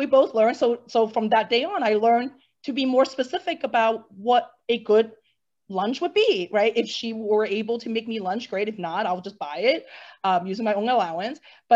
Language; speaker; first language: English; native; English